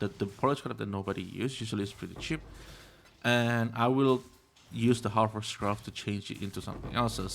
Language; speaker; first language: English; non-native, fluent; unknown